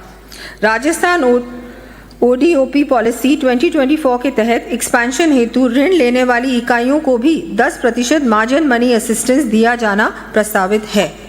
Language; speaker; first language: Hindi; native; Hindi